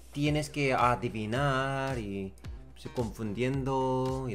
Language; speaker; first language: Spanish; non-native, learner; Korean